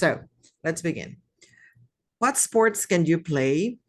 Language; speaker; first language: English; non-native, fluent; Spanish